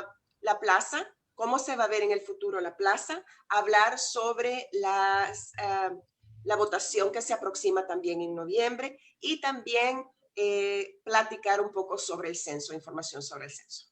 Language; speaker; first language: Spanish; native; Spanish